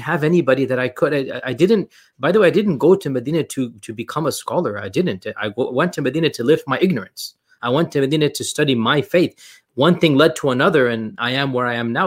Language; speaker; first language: English; native; English